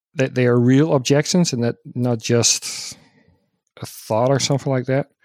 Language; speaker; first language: English; non-native, fluent; Dutch